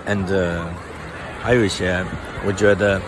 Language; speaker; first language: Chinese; non-native, fluent; English